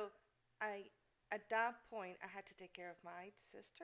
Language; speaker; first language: English; non-native, fluent; Spanish